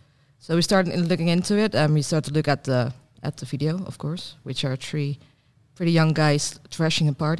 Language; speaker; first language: English; non-native, fluent; Dutch